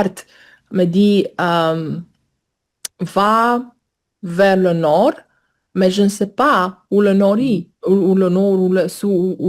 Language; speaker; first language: French; non-native, fluent; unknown